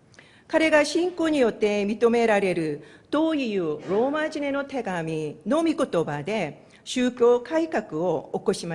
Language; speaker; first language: Japanese; non-native, fluent; Korean